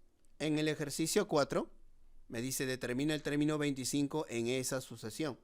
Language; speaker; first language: Spanish; native; Spanish